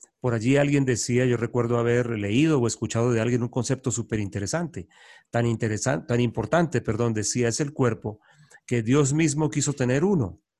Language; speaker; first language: Spanish; native; Spanish